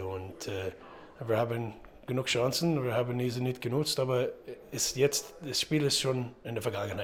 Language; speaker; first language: German; non-native, learner; English